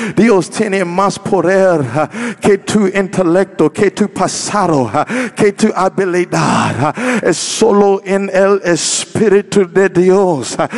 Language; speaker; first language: Spanish; non-native, learner; English